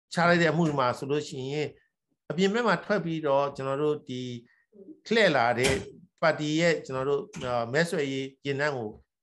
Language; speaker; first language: Burmese; native; Burmese